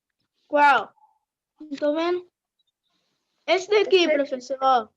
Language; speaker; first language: Portuguese; native; Portuguese